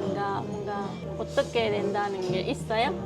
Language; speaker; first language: Korean; non-native, fluent; Japanese